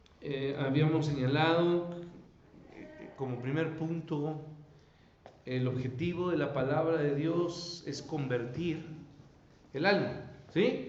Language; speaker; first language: Spanish; native; Spanish